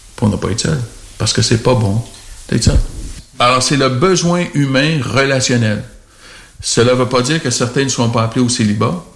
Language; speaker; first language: French; native; French